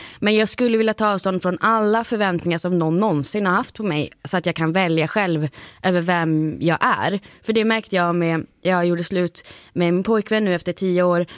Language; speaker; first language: Swedish; native; Swedish